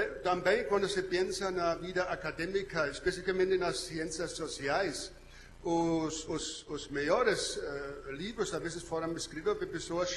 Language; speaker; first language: Portuguese; non-native, fluent; German